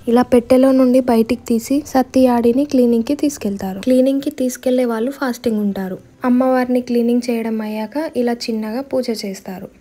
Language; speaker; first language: Telugu; non-native, local second language; Lambadi